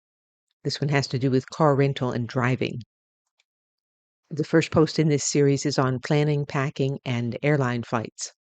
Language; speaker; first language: English; native; English